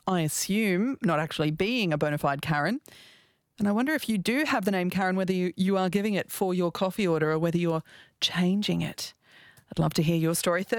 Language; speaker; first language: English; native; English